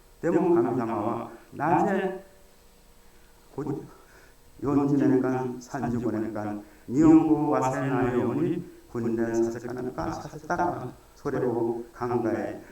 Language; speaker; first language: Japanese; non-native, fluent; Korean